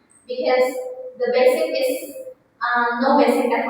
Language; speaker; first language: English; non-native, fluent; Indonesian